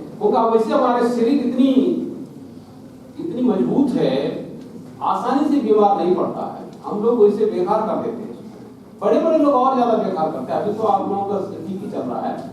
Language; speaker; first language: Hindi; non-native, local second language; Telugu